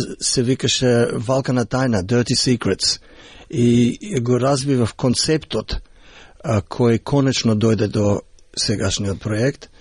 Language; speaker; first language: Macedonian; early bilingual, heritage; Macedonian